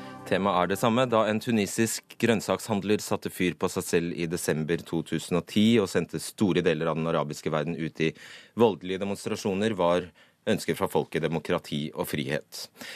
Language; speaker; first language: Norwegian; native; Norwegian